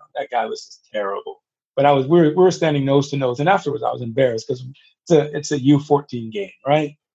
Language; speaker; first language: English; native; English